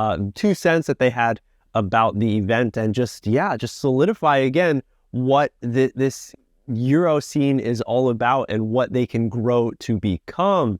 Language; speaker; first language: English; native; English